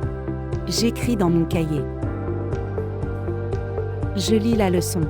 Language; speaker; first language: French; non-native, local second language; Malagasy